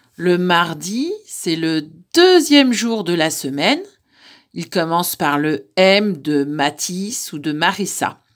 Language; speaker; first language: French; native; French